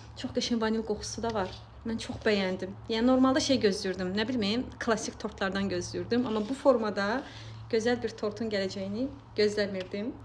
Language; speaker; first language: Azerbaijani; non-native, local second language; Lezghian